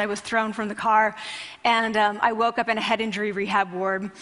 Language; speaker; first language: English; native; English